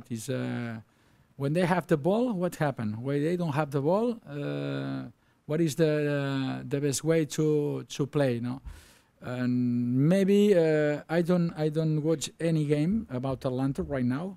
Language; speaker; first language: English; non-native, learner; Spanish